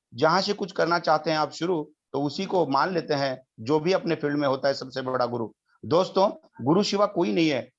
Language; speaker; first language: Hindi; non-native, local second language; Kannada